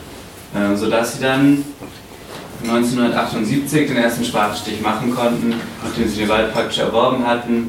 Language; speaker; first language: German; native; German